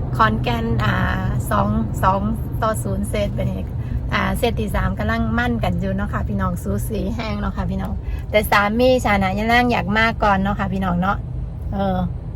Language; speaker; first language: Thai; native; Thai